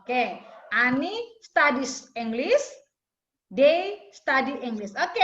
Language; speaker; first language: English; non-native, fluent; Indonesian